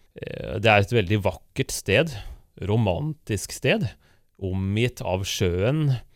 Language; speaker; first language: Norwegian; native; Norwegian